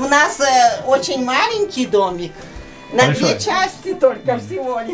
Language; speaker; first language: Russian; native; Russian